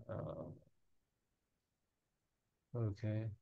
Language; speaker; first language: French; non-native, learner; English